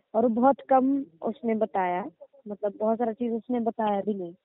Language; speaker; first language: Hindi; native; Hindi